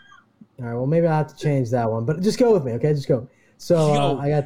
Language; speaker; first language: English; native; English